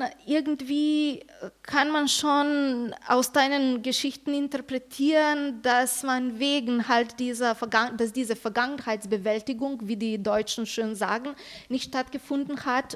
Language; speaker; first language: German; non-native, fluent; Slovenian